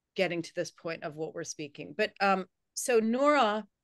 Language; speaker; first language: English; native; English